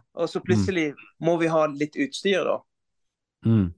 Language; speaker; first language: Norwegian; non-native, fluent; Arabic